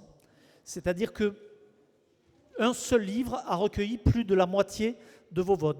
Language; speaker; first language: French; native; French